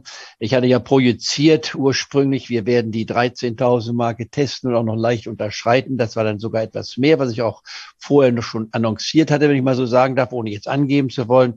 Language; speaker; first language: German; native; German